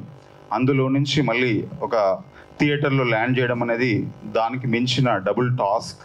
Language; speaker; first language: Telugu; native; Telugu